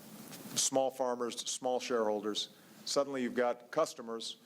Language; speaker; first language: English; native; English